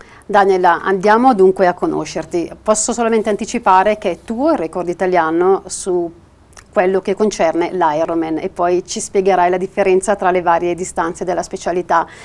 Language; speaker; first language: Italian; native; Italian